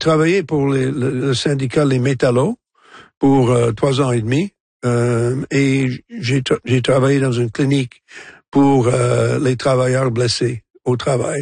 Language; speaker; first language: French; non-native, fluent; English